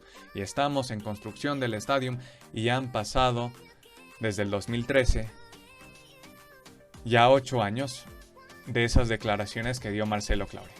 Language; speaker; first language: Spanish; native; Spanish